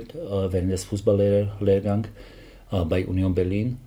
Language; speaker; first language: German; non-native, fluent; Slovak